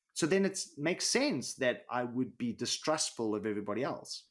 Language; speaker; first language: English; native; English